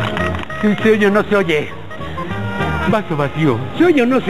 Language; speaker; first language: Spanish; native; Spanish